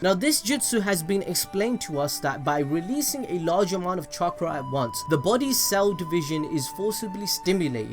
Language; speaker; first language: English; native; English